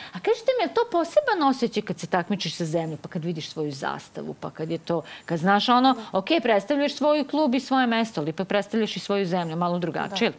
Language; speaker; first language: Croatian; native; Croatian